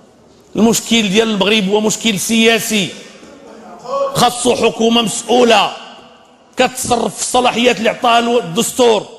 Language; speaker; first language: Arabic; native; Arabic